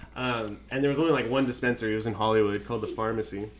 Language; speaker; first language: English; native; English